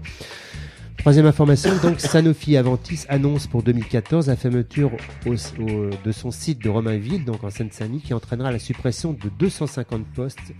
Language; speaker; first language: French; native; French